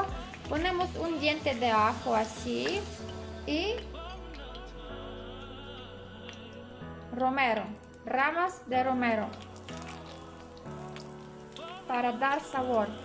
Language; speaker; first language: Spanish; non-native, learner; Polish